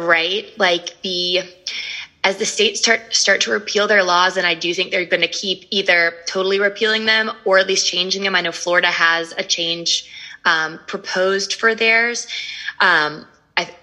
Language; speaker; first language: English; native; English